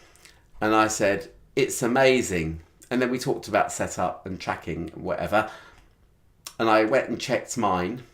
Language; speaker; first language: English; native; English